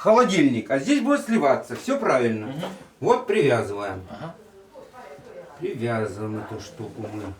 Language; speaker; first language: Russian; native; Russian